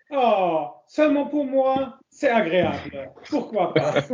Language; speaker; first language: French; non-native, learner; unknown